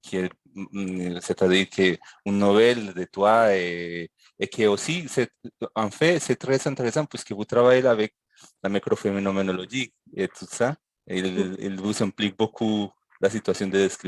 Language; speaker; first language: French; non-native, fluent; Spanish